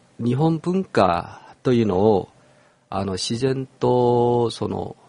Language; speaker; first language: Japanese; non-native, fluent; Korean